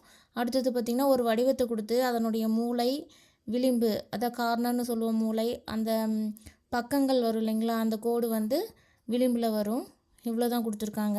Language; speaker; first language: Tamil; native; Tamil